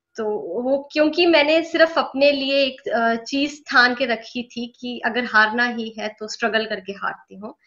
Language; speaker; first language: Hindi; native; Hindi